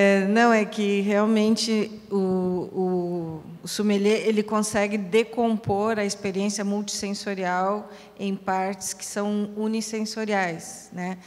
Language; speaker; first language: Portuguese; native; Portuguese